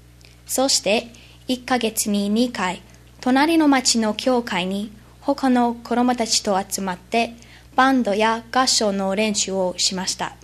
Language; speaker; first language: Japanese; non-native, learner; English